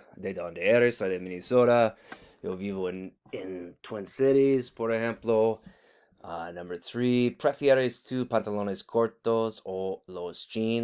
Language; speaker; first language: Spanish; non-native, fluent; English